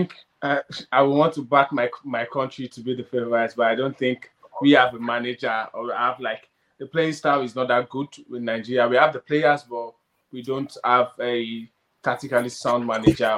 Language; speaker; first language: English; non-native, local second language; Yoruba